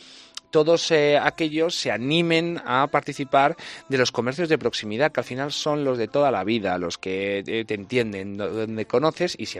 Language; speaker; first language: Spanish; native; Spanish